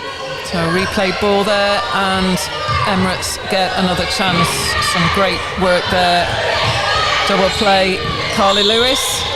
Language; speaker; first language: English; native; English